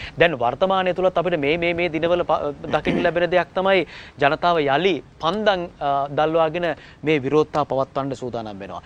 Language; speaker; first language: Sinhala; native; Sinhala